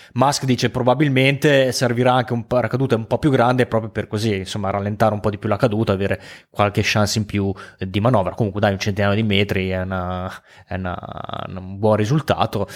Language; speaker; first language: Italian; native; Italian